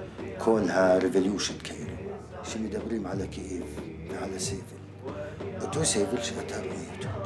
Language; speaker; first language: Hebrew; non-native, local second language; Arabic